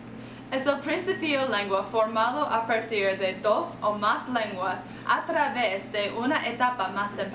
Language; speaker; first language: Spanish; non-native, learner; English